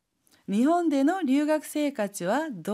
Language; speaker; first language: Japanese; non-native, fluent; Korean